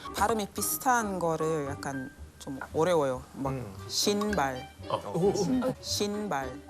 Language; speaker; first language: Korean; non-native, fluent; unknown